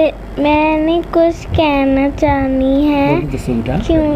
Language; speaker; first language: Hindi; non-native, local second language; Punjabi